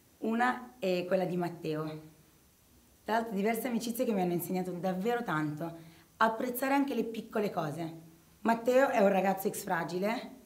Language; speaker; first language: Italian; early bilingual, other home language; Arabic